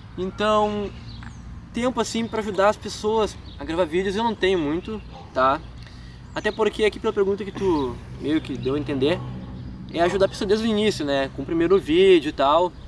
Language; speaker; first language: Portuguese; native; Portuguese